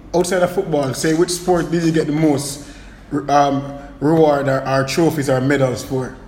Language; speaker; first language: English; non-native, local second language; Jamaican Creole English